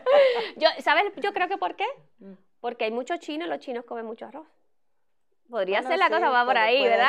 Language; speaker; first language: Spanish; native; Spanish